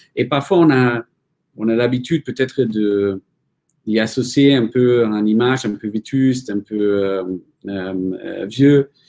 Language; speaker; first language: French; non-native, fluent; German